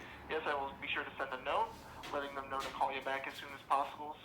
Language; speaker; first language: English; native; English